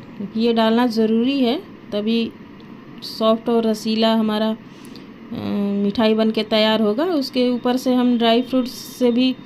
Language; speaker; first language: Hindi; native; Hindi